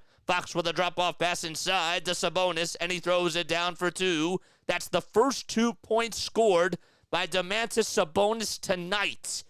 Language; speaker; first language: English; native; English